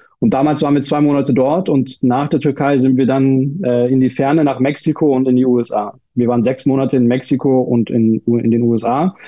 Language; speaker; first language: German; early bilingual, other home language; Turkish